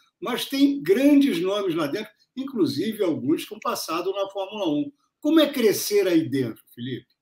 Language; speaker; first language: Portuguese; native; Portuguese